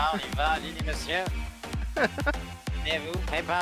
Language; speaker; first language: French; native; French